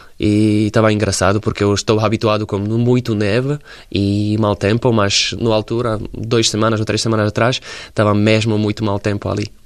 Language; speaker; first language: Portuguese; non-native, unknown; Slovak